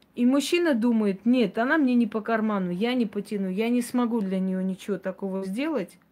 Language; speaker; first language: Russian; non-native, local second language; Armenian